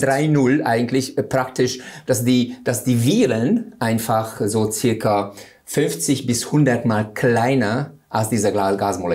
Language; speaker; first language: German; non-native, fluent; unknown